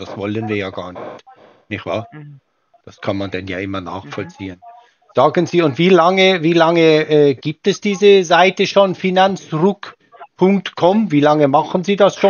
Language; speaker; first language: German; native; German